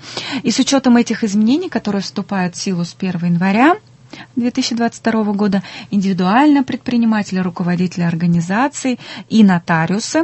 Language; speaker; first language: Russian; native; Russian